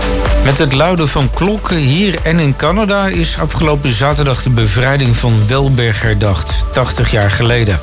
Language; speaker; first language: Dutch; native; Dutch